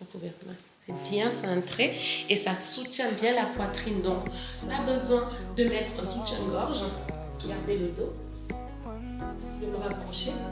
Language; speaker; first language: French; native; French